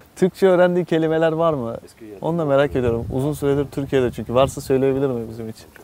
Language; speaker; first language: Turkish; native; Turkish